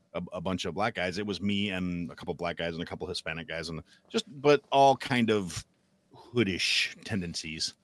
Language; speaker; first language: English; native; English